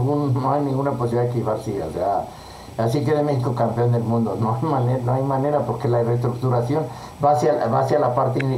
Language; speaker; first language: Spanish; native; Spanish